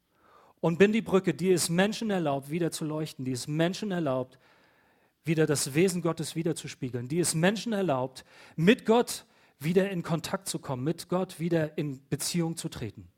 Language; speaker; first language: German; native; German